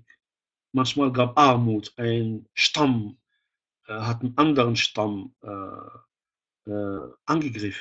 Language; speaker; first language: German; non-native, fluent; Arabic